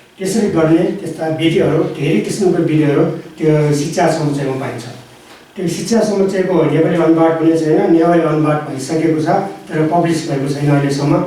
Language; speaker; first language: Nepali; non-native, local second language; Newari